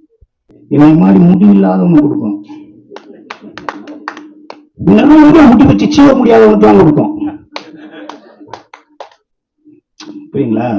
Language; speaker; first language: Tamil; native; Tamil